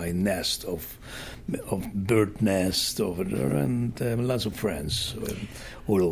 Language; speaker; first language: English; non-native, fluent; Polish